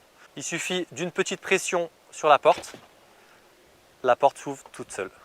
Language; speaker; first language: French; native; French